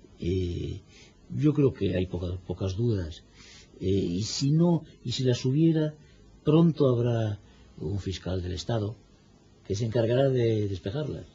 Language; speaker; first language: Spanish; native; Spanish